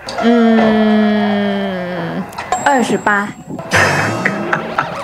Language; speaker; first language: Chinese; non-native, fluent; Thai